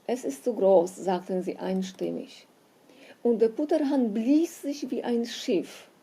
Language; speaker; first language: German; non-native, fluent; Polish